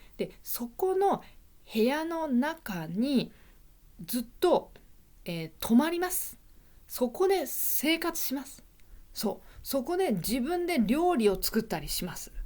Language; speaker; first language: Japanese; native; Japanese